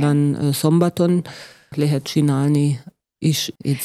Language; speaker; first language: Hungarian; non-native, learner; German